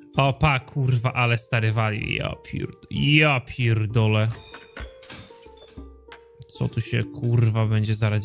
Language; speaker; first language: Polish; native; Polish